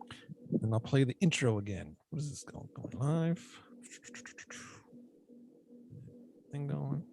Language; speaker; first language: English; native; English